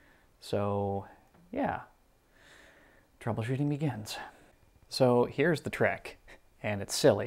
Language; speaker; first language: English; native; English